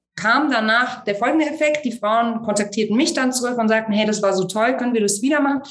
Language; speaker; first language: German; native; German